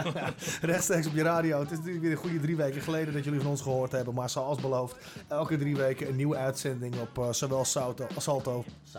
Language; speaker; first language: Dutch; native; Dutch